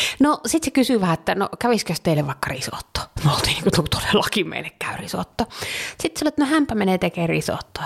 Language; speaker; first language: Finnish; early bilingual, heritage; Finnish